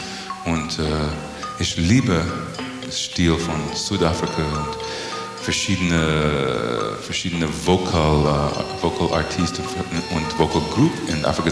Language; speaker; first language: German; non-native, fluent; English